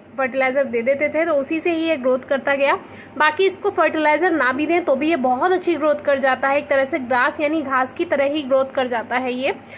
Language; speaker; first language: Hindi; native; Hindi